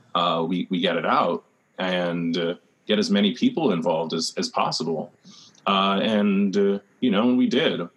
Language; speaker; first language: English; native; English